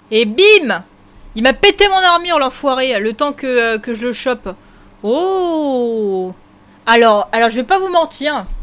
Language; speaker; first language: French; native; French